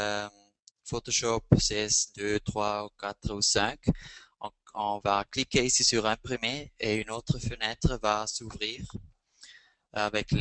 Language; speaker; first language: French; non-native, fluent; Spanish